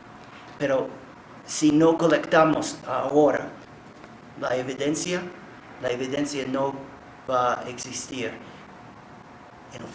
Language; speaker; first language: Spanish; non-native, fluent; English